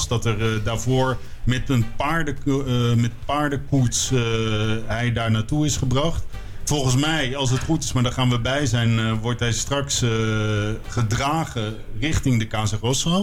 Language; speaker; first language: Dutch; native; Dutch